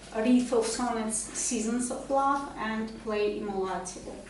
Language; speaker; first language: English; non-native, fluent; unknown